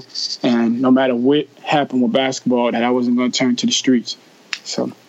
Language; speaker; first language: English; native; English